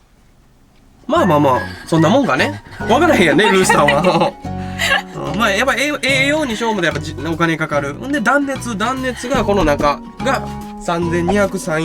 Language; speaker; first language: Japanese; native; Japanese